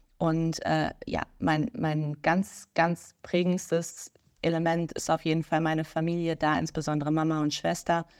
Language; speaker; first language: German; native; German